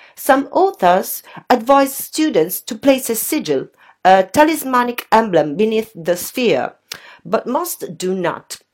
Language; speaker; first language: English; non-native, fluent; Italian